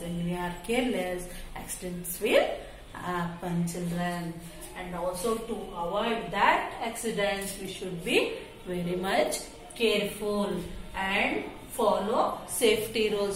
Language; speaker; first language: English; non-native, local second language; Kannada